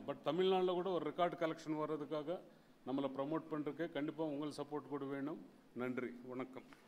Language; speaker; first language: Tamil; non-native, learner; Telugu